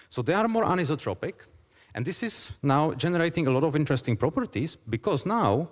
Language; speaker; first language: English; non-native, fluent; Czech